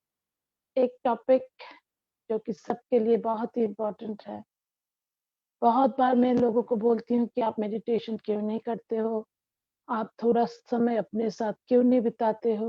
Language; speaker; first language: Hindi; non-native, local second language; Bangla